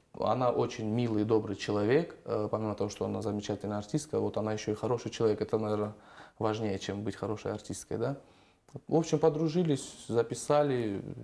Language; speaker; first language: Russian; non-native, local second language; Armenian